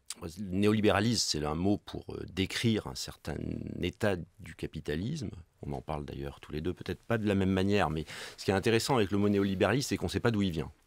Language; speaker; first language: French; native; French